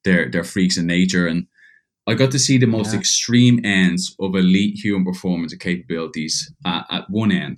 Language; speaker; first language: English; native; English